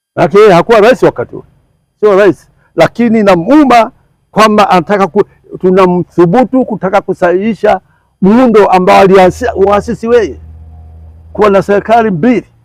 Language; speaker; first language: Swahili; non-native, local second language; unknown